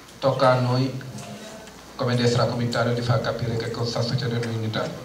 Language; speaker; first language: Italian; non-native, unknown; Wolof